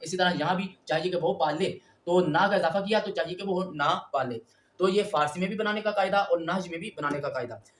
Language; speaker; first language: Urdu; native; Urdu